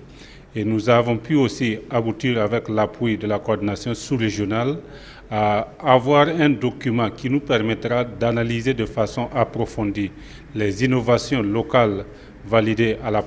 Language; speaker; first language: French; non-native, local second language; Mossi